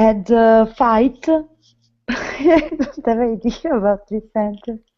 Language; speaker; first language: English; non-native, learner; Italian